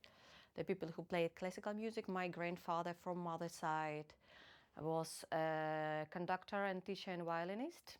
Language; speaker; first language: English; non-native, fluent; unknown